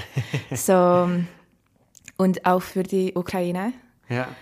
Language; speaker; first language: German; non-native, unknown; Estonian